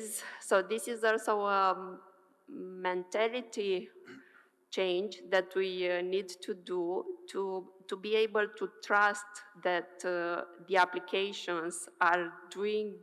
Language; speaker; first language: English; non-native, fluent; Romanian